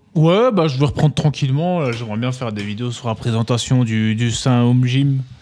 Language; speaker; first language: French; native; French